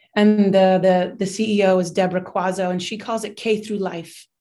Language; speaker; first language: English; native; English